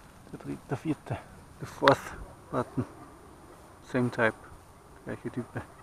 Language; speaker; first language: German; native; German